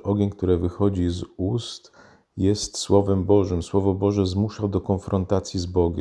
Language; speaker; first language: Polish; native; Polish